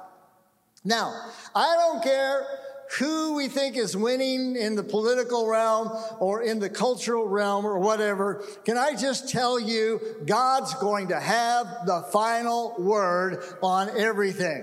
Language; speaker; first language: English; native; English